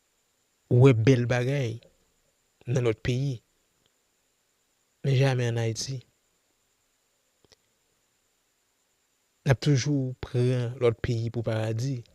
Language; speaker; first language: French; non-native, local second language; Haitian Creole